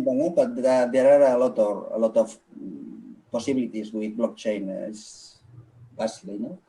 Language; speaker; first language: English; non-native, local second language; Catalan